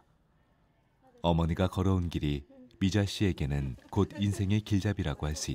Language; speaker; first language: Korean; native; Korean